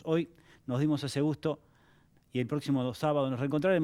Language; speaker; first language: Spanish; native; Spanish